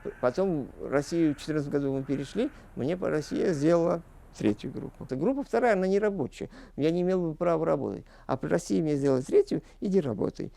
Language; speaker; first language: Russian; non-native, local second language; Crimean Tatar